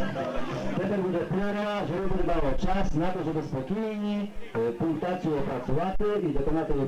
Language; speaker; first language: Polish; non-native, local second language; Rusyn